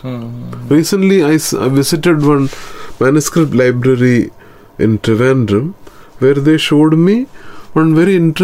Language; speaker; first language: English; non-native, local second language; Malayalam